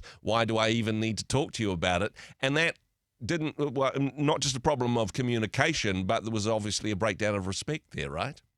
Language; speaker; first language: English; native; English